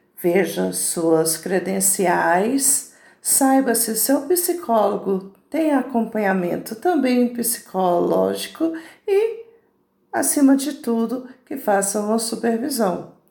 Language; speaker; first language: Portuguese; native; Portuguese